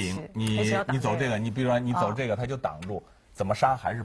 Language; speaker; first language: Chinese; native; Chinese